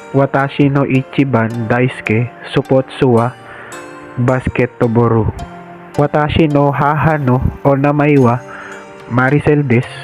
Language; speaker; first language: Japanese; non-native, learner; Filipino